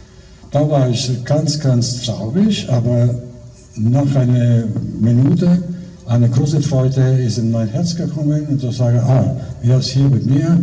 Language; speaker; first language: German; non-native, fluent; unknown